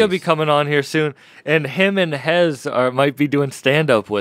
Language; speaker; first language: English; native; English